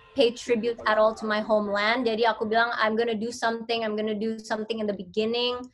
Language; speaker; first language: Indonesian; native; Indonesian